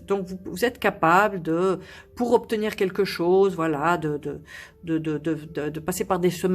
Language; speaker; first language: French; native; French